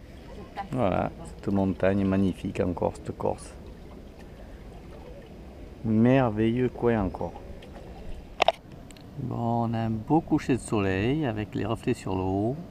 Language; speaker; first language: French; native; French